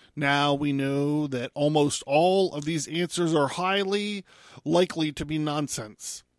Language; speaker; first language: English; native; English